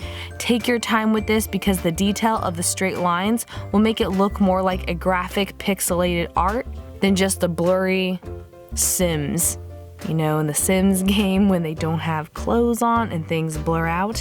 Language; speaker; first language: English; native; English